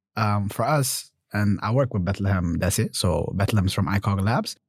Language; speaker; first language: English; early bilingual, other home language; German